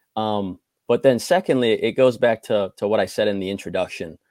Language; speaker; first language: English; native; English